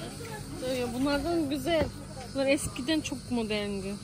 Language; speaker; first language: Turkish; early bilingual, heritage; Turkish